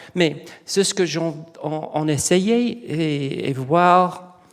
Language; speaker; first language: French; non-native, learner; English